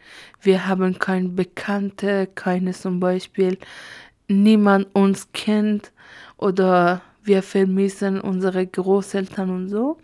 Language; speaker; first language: German; non-native, learner; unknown